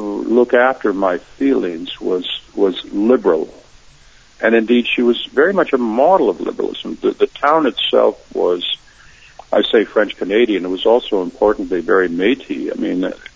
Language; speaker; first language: English; native; English